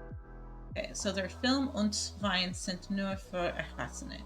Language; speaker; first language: German; non-native, learner; Spanish